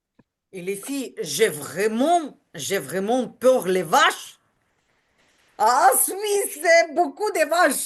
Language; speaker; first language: French; non-native, learner; Ukrainian